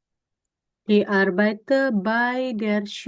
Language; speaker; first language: German; non-native, learner; Indonesian